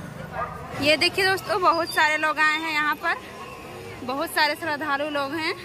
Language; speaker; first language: Hindi; native; Hindi